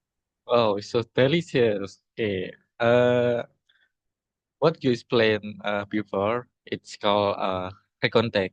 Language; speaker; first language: English; non-native, learner; Indonesian